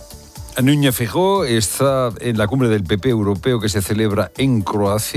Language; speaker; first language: Spanish; native; Spanish